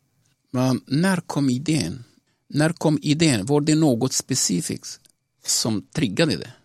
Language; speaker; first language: Swedish; non-native, fluent; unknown